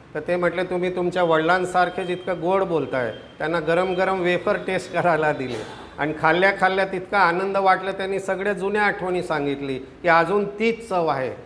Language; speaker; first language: Marathi; non-native, local second language; Gujarati